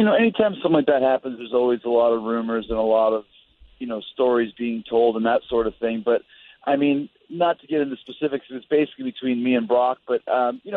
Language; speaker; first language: English; native; English